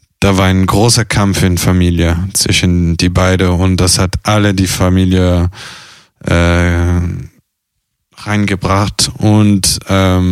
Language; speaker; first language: German; non-native, fluent; Italian